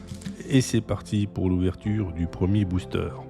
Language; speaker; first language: French; native; French